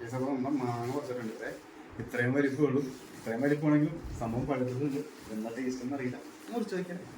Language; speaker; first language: Malayalam; native; Malayalam